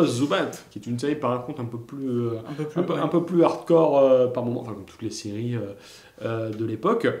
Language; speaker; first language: French; native; French